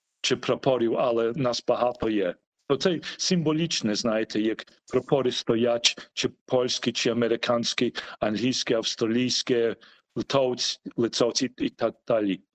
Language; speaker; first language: Ukrainian; early bilingual, heritage; Ukrainian